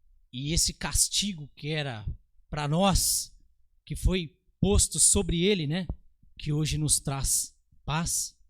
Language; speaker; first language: Portuguese; native; Portuguese